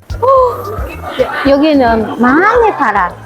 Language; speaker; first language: Korean; non-native, learner; Vietnamese